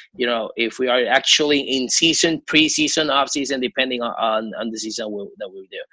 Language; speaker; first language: English; non-native, fluent; Spanish